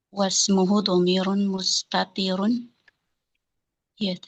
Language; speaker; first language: Arabic; non-native, learner; Indonesian